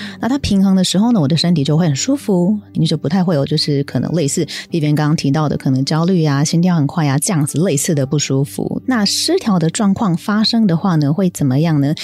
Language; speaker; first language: Chinese; early bilingual, heritage; Chinese